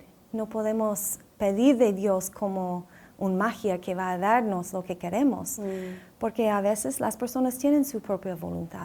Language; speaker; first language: Spanish; non-native, fluent; English